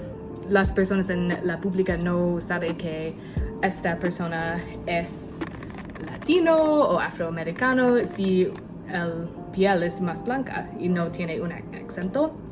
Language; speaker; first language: Spanish; non-native, learner; English